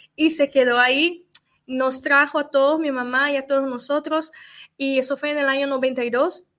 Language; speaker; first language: Spanish; early bilingual, other home language; Portuguese